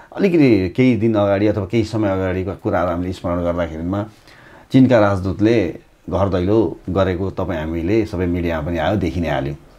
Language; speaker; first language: Nepali; native; Nepali